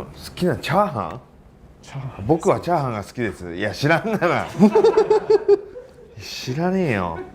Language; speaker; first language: Japanese; native; Japanese